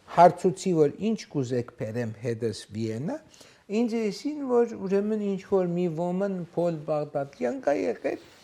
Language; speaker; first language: Armenian; early bilingual, heritage; Armenian